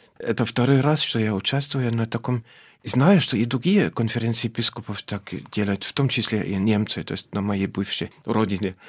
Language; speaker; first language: Russian; non-native, fluent; German